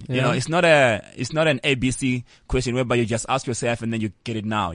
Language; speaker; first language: English; non-native, local second language; Northern Sotho